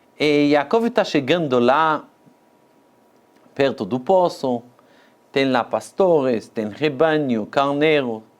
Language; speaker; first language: Portuguese; non-native, fluent; Hebrew